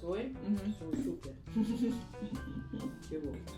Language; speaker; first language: Russian; non-native, learner; Vietnamese